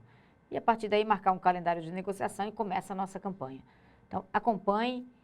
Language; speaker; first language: Portuguese; native; Portuguese